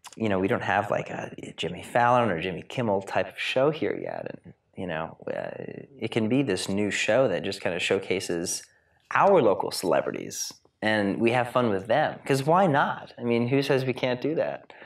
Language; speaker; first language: English; native; English